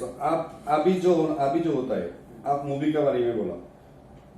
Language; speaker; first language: Hindi; non-native, learner; Bangla